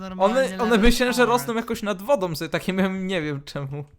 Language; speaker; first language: Polish; native; Polish